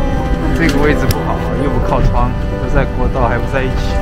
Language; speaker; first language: Chinese; native; Chinese